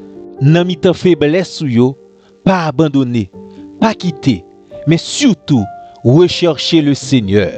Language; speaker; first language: French; non-native, local second language; Haitian Creole